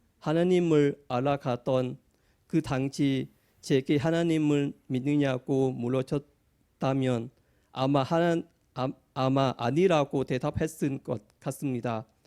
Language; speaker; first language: Korean; non-native, fluent; Thai